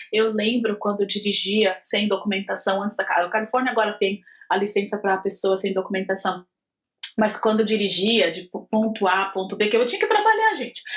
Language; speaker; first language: Portuguese; native; Portuguese